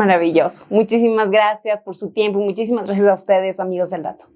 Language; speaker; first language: Spanish; native; Spanish